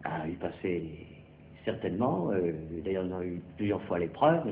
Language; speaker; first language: French; native; French